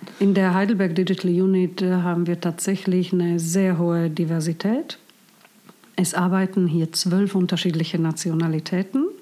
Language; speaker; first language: German; non-native, fluent; Slovak